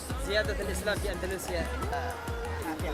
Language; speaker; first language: Arabic; native; Arabic